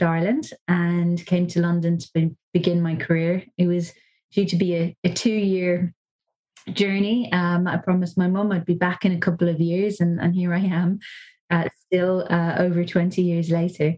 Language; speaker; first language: English; native; English